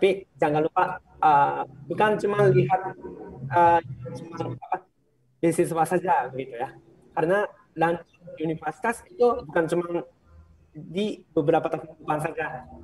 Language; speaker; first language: Indonesian; non-native, fluent; Japanese